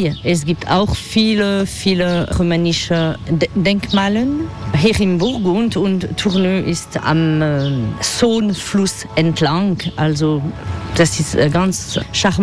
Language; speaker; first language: German; non-native, fluent; French